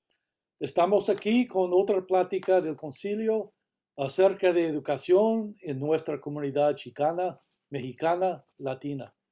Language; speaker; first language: Spanish; early bilingual, heritage; Spanish